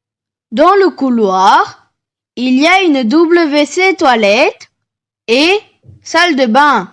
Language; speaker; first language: French; non-native, learner; Tamil